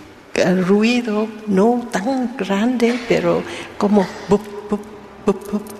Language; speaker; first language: Spanish; non-native, learner; Vietnamese